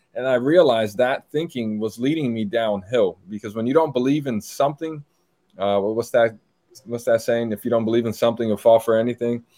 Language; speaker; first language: English; early bilingual, other home language; Portuguese